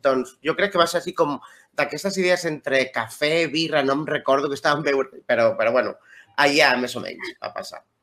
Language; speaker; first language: Catalan; non-native, local second language; Spanish